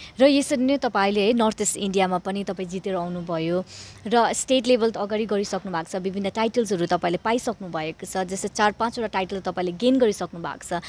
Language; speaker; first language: Nepali; native; Nepali